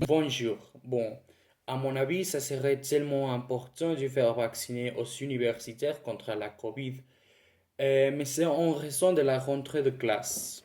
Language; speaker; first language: French; non-native, learner; Spanish